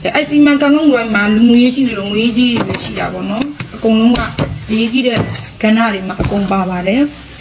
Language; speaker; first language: Burmese; native; Burmese